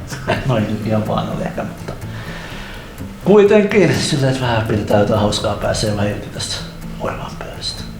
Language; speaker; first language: Finnish; native; Finnish